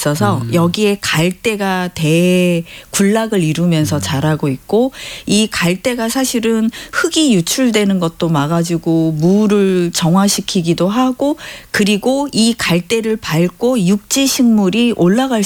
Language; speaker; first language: Korean; native; Korean